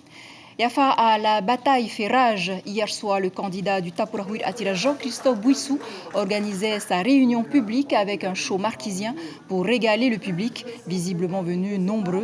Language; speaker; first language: French; native; French